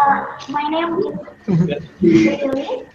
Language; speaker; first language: English; non-native, learner; Indonesian